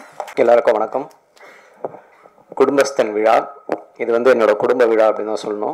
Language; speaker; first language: Tamil; native; Tamil